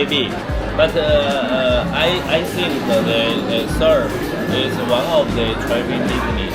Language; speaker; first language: English; non-native, learner; Chinese